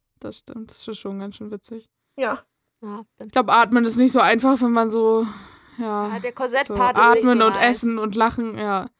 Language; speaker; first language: German; native; German